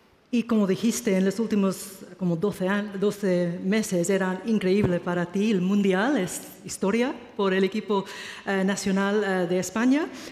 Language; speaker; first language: Spanish; non-native, learner; English